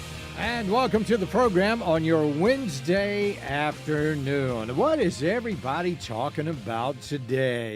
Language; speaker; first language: English; native; English